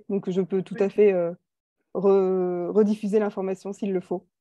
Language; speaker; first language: French; native; French